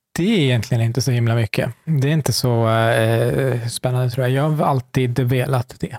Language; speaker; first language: Swedish; early bilingual, other home language; Kurdish